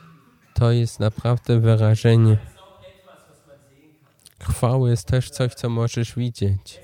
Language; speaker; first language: Polish; non-native, learner; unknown